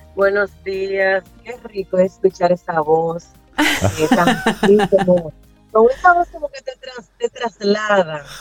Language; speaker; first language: Spanish; native; Spanish